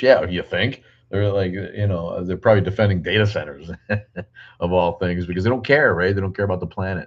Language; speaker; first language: English; native; English